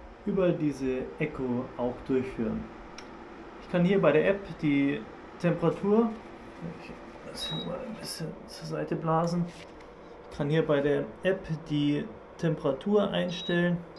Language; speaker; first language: German; native; German